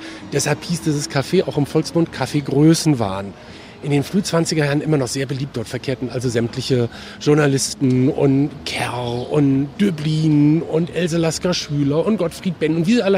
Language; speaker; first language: German; native; German